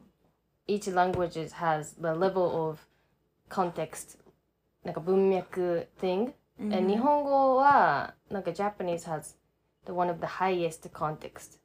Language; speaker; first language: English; non-native, fluent; Japanese